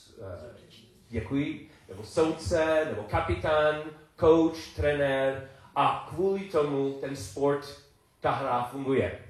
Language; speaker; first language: Czech; non-native, learner; English